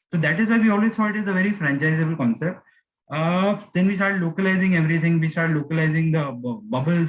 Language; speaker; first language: English; non-native, local second language; Hindi